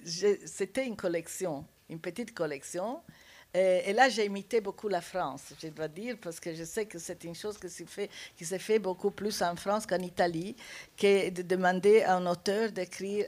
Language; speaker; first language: French; non-native, fluent; Italian